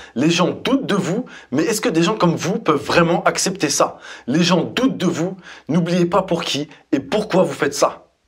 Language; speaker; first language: French; native; French